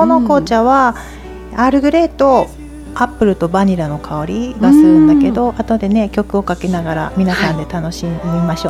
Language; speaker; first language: Japanese; native; Japanese